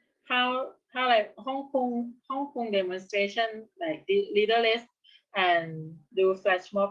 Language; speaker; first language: English; non-native, learner; Thai